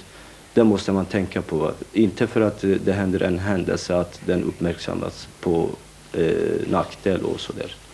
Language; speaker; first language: Swedish; non-native, fluent; Kurdish